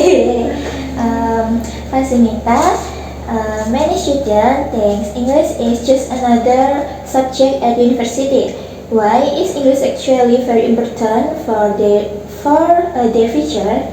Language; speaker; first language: English; non-native, learner; Indonesian